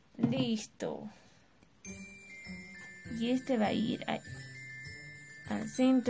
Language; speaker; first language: Spanish; native; Spanish